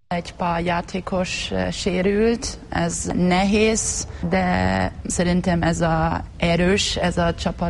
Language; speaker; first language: Hungarian; non-native, learner; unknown